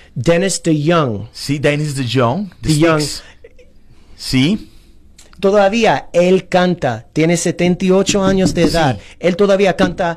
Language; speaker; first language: Spanish; early bilingual, heritage; Spanish